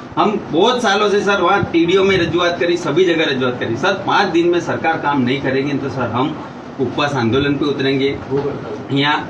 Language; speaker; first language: Hindi; non-native, local second language; Gujarati